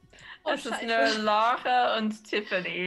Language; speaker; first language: German; non-native, learner; English